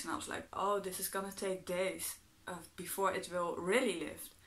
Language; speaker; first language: English; non-native, fluent; Dutch